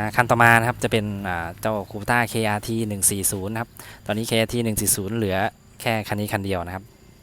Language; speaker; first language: Thai; native; Thai